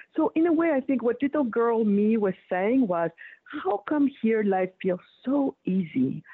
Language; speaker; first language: English; early bilingual, other home language; Wolof